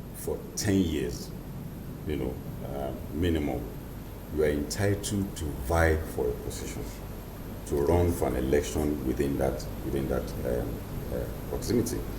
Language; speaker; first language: English; non-native, local second language; Yoruba